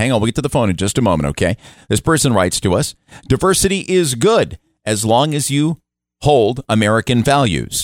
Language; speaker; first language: English; native; English